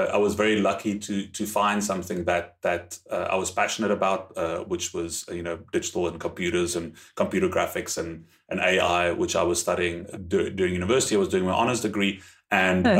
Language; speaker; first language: English; non-native, local second language; German